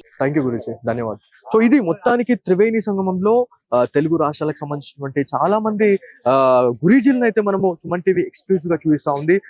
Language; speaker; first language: Telugu; native; Telugu